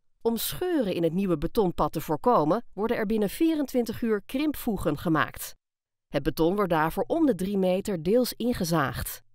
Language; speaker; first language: Dutch; native; Dutch